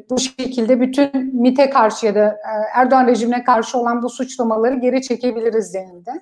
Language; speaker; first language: Turkish; non-native, fluent; Kurdish